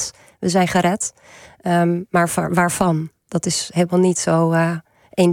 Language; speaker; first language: Dutch; native; Dutch